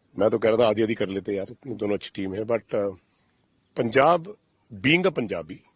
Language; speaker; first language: Hindi; non-native, local second language; Punjabi